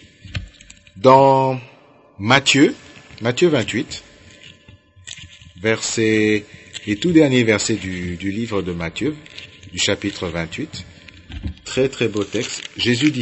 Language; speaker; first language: French; non-native, local second language; Lingala